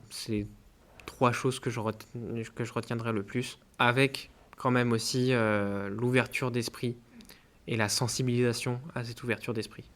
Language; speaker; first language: French; native; French